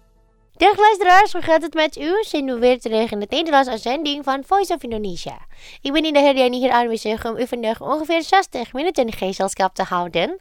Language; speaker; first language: Dutch; non-native, learner; Indonesian